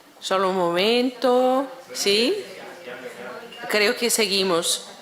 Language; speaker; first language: Spanish; non-native, fluent; Portuguese